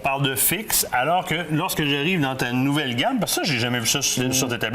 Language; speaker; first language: French; native; French